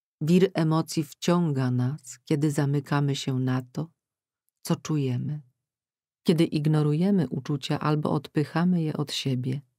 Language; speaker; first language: Polish; native; Polish